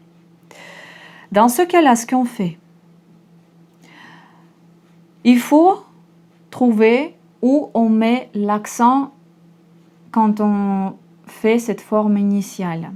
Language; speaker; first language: French; non-native, fluent; Russian